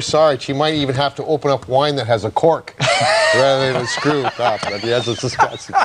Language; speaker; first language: English; native; English